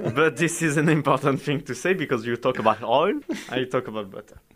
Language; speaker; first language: English; non-native, learner; French